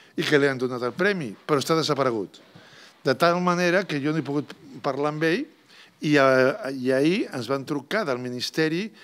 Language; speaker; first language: Catalan; native; Catalan